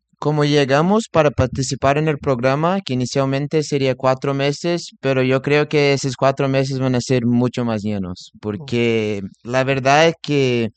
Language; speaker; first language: Spanish; non-native, fluent; Portuguese